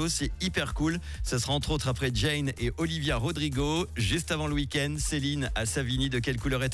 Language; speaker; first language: French; native; French